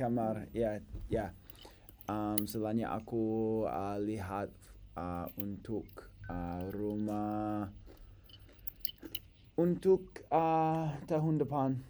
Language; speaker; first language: Indonesian; non-native, learner; English